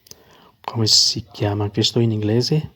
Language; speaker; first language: Italian; non-native, learner; Urdu